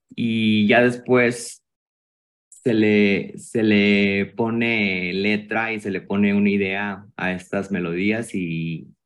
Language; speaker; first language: Spanish; native; Spanish